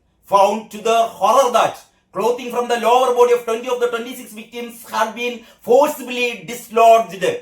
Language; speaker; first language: English; non-native, local second language; Malayalam